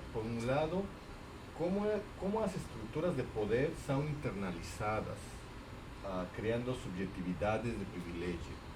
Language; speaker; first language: Portuguese; non-native, fluent; Spanish